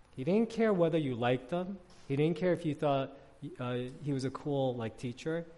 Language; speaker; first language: English; native; English